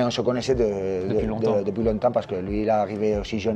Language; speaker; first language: French; non-native, learner; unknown